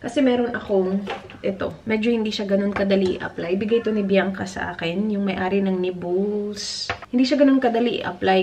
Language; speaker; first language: Filipino; native; Filipino